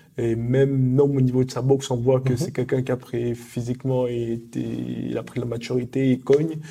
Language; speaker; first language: French; early bilingual, other home language; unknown